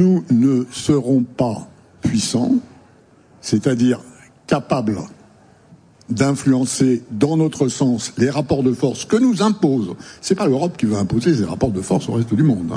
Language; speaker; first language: French; native; French